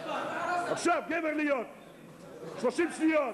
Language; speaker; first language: Hebrew; non-native, fluent; Russian